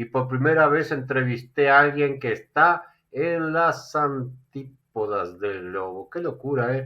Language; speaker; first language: Spanish; native; Spanish